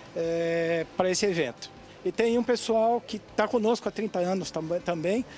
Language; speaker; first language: Portuguese; native; Portuguese